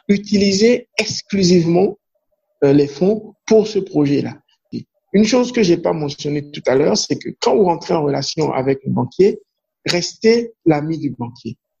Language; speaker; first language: French; non-native, local second language; Fon